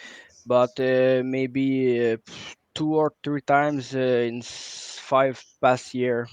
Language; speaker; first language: English; non-native, local second language; French